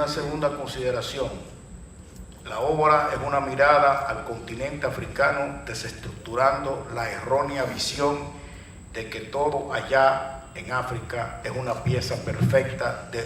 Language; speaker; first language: Spanish; native; Spanish